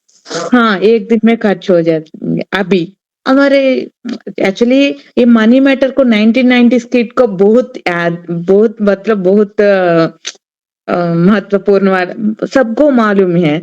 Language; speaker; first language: Hindi; non-native, learner; Telugu